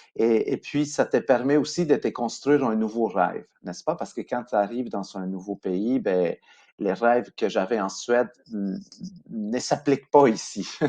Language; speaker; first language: French; early bilingual, other home language; Spanish